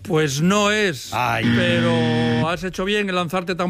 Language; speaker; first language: Spanish; native; Spanish